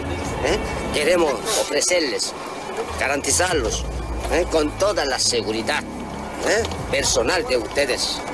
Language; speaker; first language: Spanish; non-native, fluent; Korean